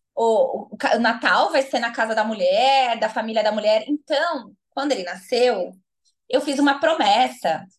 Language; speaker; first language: Portuguese; native; Portuguese